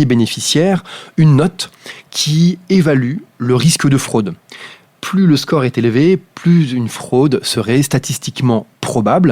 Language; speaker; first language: French; native; French